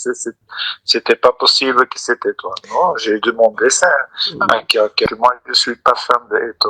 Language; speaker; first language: French; non-native, local second language; Dutch